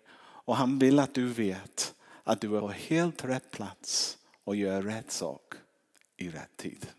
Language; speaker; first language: Swedish; non-native, fluent; English